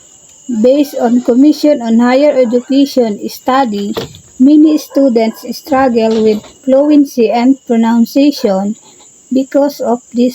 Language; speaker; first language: English; non-native, local second language; Filipino